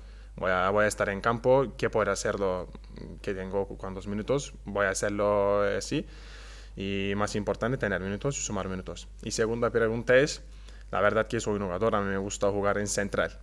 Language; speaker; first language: Spanish; non-native, learner; Turkish